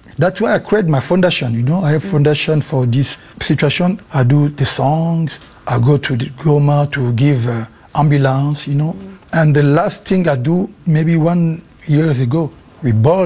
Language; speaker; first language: English; non-native, learner; Lingala